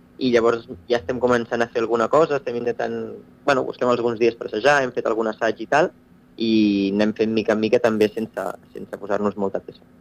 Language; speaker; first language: Catalan; native; Catalan